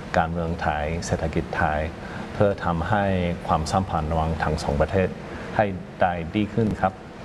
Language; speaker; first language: Thai; non-native, fluent; English